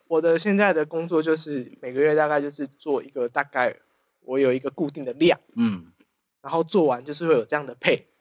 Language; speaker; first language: Chinese; native; Chinese